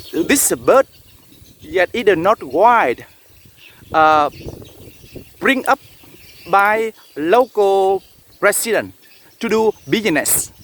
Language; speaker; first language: English; non-native, learner; Vietnamese